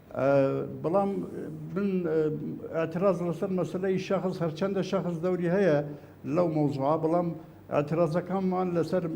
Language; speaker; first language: Central Kurdish; non-native, local second language; Kurdish